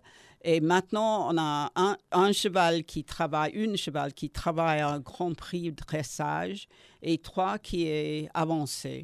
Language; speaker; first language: French; non-native, learner; English